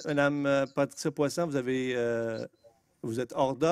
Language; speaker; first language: French; native; French